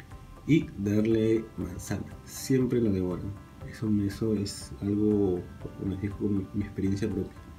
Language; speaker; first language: Spanish; native; Spanish